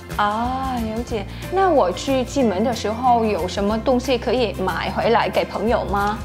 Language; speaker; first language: Chinese; non-native, fluent; Thai